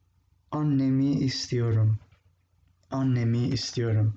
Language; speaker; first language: Turkish; non-native, fluent; English